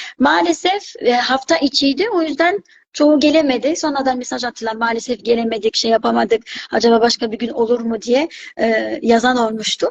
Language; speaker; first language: Turkish; non-native, fluent; Arabic